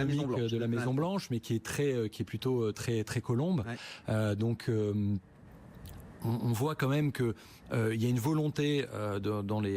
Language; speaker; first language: French; native; French